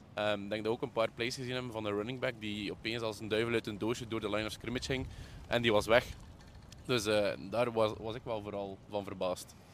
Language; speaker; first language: Dutch; native; Dutch